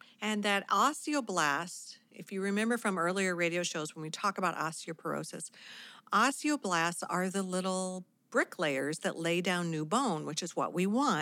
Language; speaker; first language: English; native; English